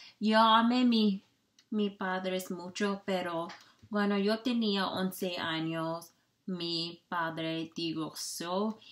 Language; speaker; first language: Spanish; non-native, learner; English